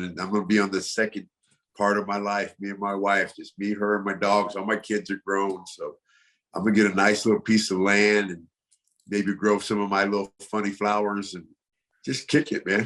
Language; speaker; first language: English; native; English